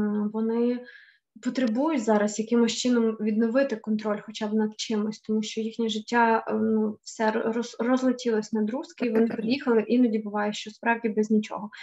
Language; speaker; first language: Ukrainian; native; Ukrainian